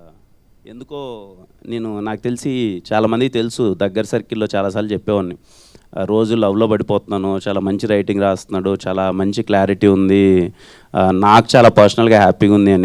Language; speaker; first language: Telugu; native; Telugu